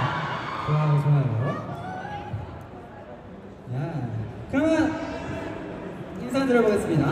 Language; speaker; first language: Russian; non-native, learner; Korean